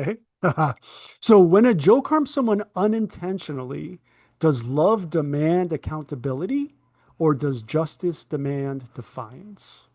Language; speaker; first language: English; native; English